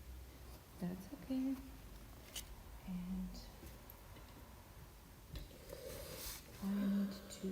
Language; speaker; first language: English; non-native, learner; Russian